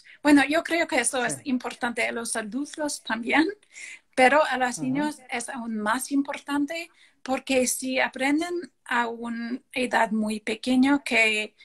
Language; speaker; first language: Spanish; non-native, fluent; English